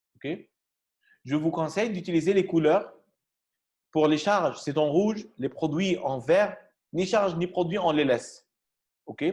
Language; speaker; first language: French; non-native, fluent; Arabic